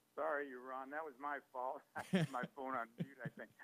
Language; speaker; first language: English; native; English